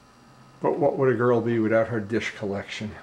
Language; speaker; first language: English; native; English